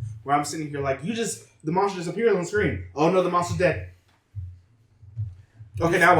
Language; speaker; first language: English; native; English